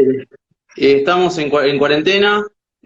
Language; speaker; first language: Spanish; native; Spanish